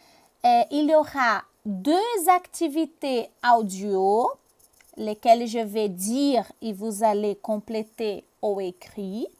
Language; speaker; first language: French; non-native, fluent; Portuguese